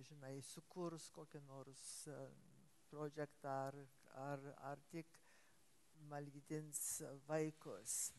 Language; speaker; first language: Lithuanian; early bilingual, heritage; English